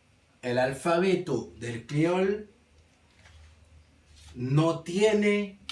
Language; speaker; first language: Spanish; non-native, learner; Haitian Creole